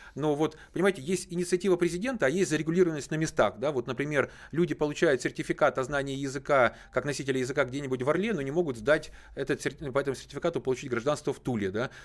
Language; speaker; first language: Russian; native; Russian